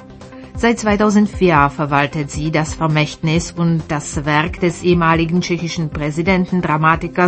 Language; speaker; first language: German; native; German